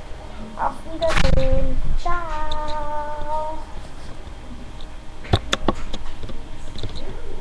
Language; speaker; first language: German; non-native, learner; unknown